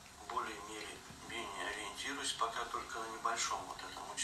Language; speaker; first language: Russian; native; Russian